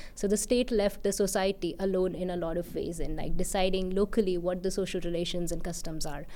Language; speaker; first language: English; non-native, local second language; Hindi